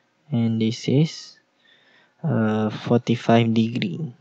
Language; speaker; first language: English; non-native, local second language; Malay